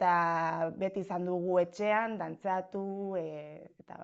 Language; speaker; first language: Basque; non-native, local second language; Spanish